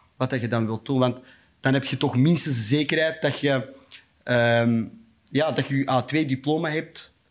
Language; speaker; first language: Dutch; non-native, local second language; Turkish